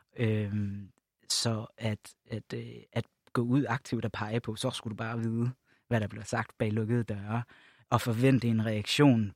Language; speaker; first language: Danish; native; Danish